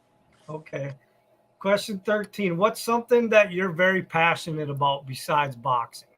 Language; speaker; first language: English; native; English